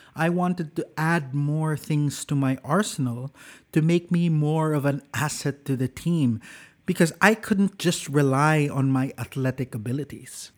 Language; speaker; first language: English; non-native, local second language; Cebuano